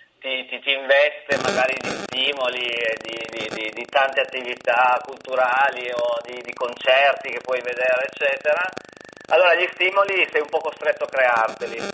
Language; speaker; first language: Italian; native; Italian